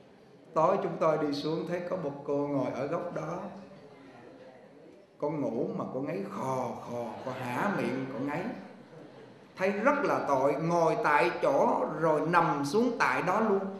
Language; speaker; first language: Vietnamese; native; Vietnamese